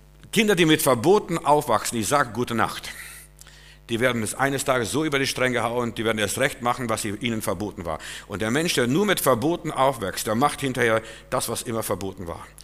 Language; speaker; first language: German; non-native, fluent; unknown